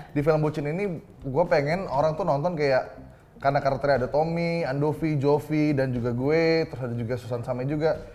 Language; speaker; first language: Indonesian; native; Indonesian